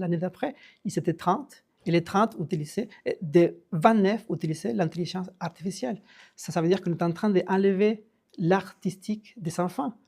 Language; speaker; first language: French; non-native, fluent; Spanish